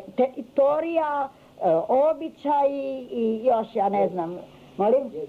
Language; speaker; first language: Serbian; non-native, local second language; Hungarian